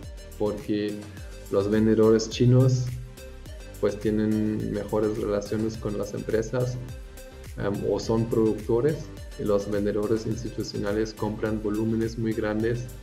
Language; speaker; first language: Spanish; non-native, fluent; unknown